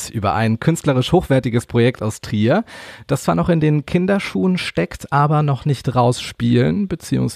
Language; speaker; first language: German; native; German